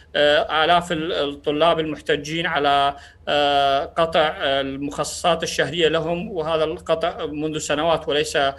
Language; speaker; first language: Arabic; non-native, local second language; Central Kurdish